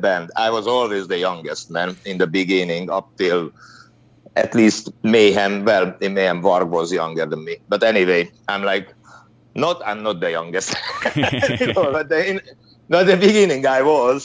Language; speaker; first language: English; non-native, fluent; Hungarian